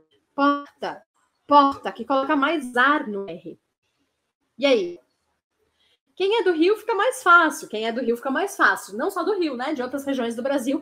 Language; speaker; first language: Portuguese; native; Portuguese